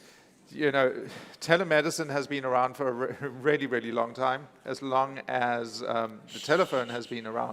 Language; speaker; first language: English; non-native, fluent; Icelandic